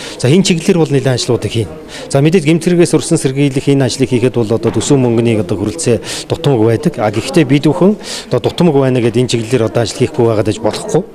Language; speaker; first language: Mongolian; native; Mongolian